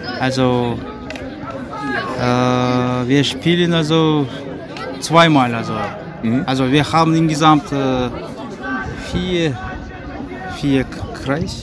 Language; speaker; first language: German; non-native, learner; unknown